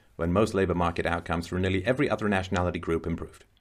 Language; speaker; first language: English; native; English